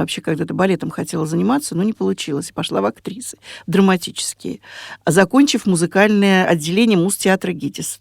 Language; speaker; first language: Russian; native; Russian